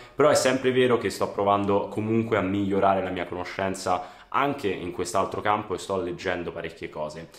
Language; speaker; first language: Italian; native; Italian